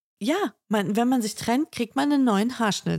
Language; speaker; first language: German; native; German